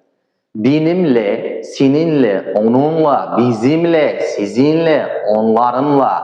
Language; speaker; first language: Turkish; non-native, fluent; Uzbek